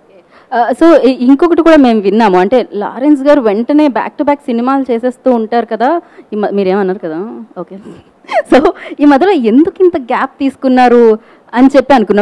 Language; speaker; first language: Telugu; native; Telugu